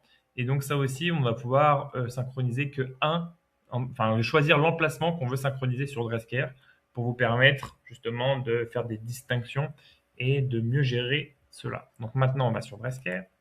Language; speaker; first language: French; native; French